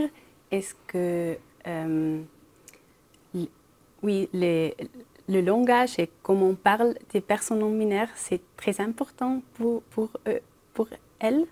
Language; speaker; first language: French; non-native, local second language; German